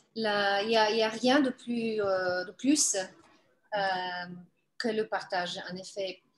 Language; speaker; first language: French; non-native, fluent; Bulgarian